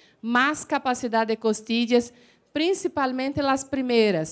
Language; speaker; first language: Spanish; non-native, fluent; Portuguese